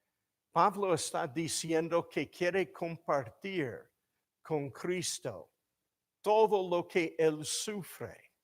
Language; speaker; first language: Spanish; non-native, fluent; English